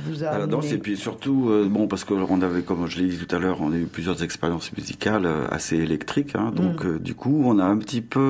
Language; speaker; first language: French; native; French